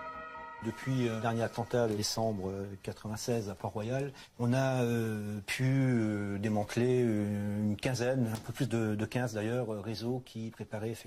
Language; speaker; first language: French; native; French